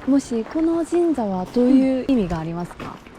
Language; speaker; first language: Japanese; non-native, learner; Korean